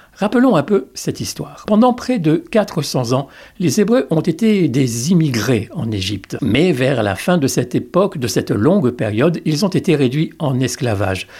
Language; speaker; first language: French; native; French